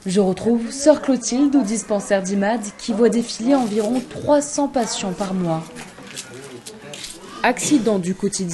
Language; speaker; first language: French; native; French